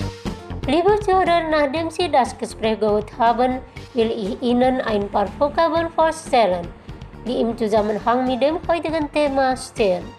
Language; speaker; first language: German; non-native, fluent; Indonesian